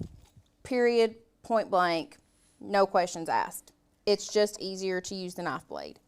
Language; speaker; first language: English; native; English